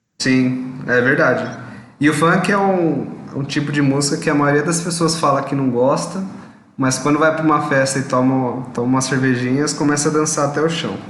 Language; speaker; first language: Portuguese; native; Portuguese